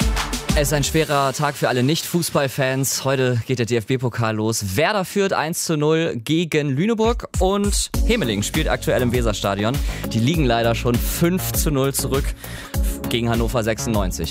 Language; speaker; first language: German; native; German